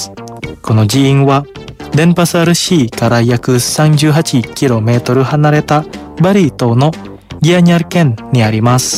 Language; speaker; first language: Japanese; non-native, fluent; Indonesian